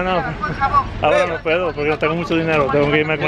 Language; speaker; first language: Spanish; non-native, fluent; Italian